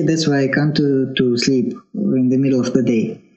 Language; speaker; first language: English; non-native, learner; Russian